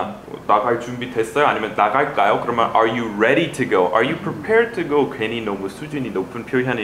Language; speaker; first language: Korean; non-native, fluent; English